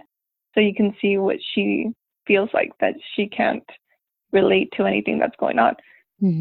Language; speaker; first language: English; native; English